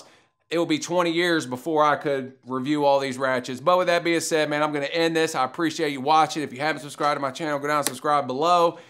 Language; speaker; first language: English; native; English